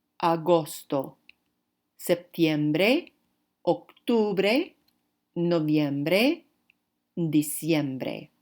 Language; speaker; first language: Spanish; non-native, fluent; English